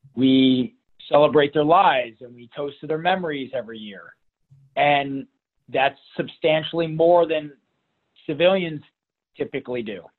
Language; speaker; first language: English; native; English